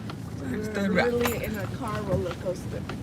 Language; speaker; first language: English; native; English